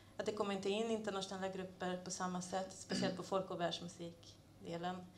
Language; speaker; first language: Swedish; non-native, fluent; Hungarian